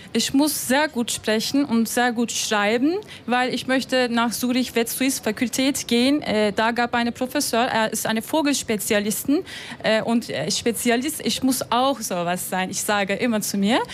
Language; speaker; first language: German; non-native, learner; Turkish